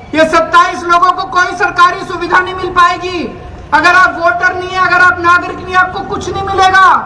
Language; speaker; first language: Hindi; native; Hindi